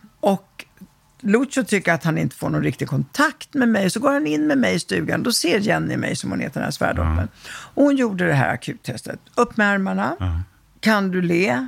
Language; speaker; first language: Swedish; early bilingual, other home language; Italian